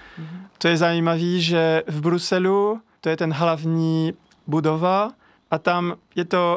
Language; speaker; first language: Czech; non-native, fluent; French